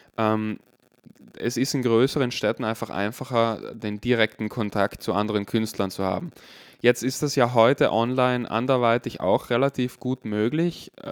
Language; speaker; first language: German; native; German